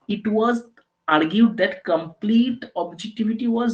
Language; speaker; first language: English; non-native, local second language; Bangla